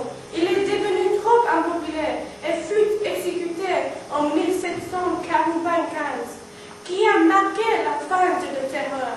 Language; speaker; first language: French; non-native, learner; English